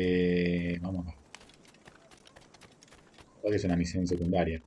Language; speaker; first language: Spanish; native; Spanish